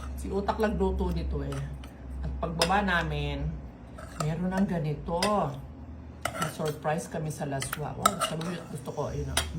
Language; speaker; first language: Filipino; native; Filipino